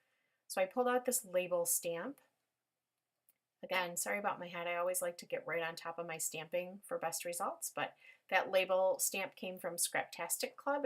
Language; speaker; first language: English; native; English